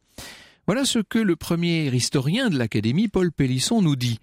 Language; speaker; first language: French; native; French